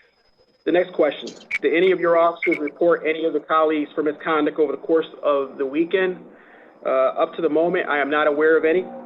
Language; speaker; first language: English; native; English